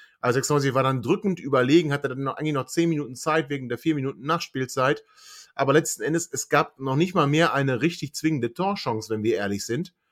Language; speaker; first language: German; native; German